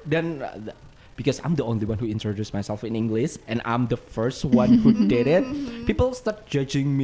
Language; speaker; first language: English; non-native, fluent; Indonesian